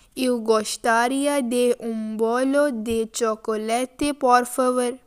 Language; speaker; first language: Portuguese; non-native, learner; Urdu